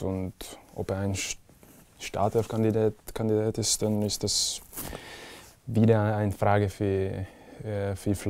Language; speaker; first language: German; non-native, fluent; Czech